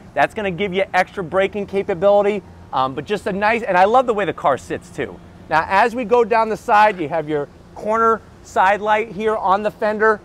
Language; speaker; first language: English; native; English